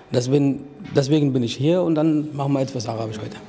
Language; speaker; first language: German; non-native, learner; Arabic